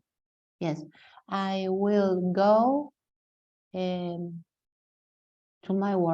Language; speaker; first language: English; non-native, learner; Spanish